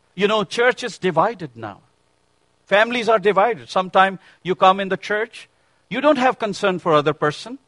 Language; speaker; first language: English; non-native, local second language; Urdu